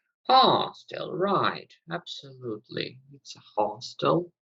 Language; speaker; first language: English; non-native, fluent; Russian